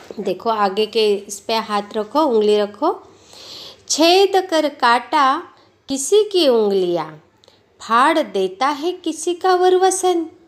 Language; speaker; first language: Hindi; non-native, local second language; Marathi